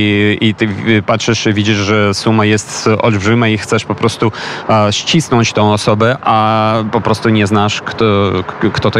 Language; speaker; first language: Polish; non-native, fluent; Ukrainian